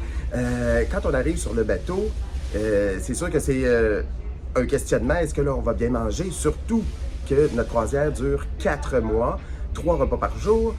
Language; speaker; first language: French; native; French